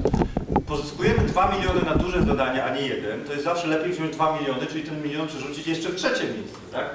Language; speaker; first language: Polish; native; Polish